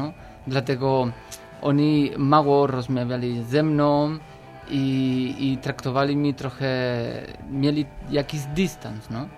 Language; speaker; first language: Polish; non-native, learner; Spanish